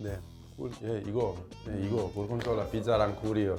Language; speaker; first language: Korean; non-native, fluent; Italian